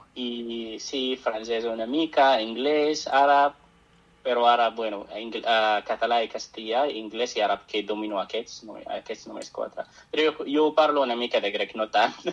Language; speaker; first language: Catalan; non-native, fluent; Arabic